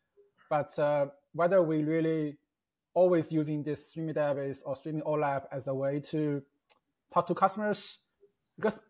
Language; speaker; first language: English; non-native, fluent; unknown